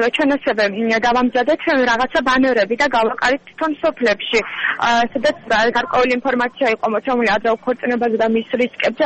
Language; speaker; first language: Georgian; non-native, local second language; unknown